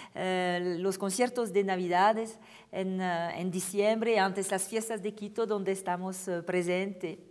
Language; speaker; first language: Spanish; non-native, fluent; French